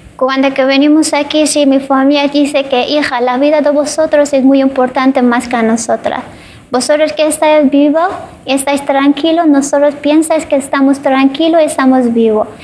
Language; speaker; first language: Spanish; non-native, learner; Persian